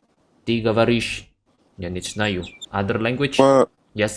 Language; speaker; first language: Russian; non-native, learner; Indonesian